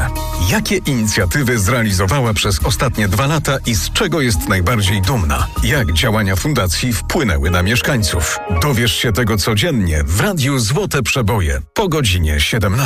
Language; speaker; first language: Polish; native; Polish